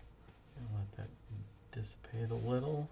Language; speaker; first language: English; native; English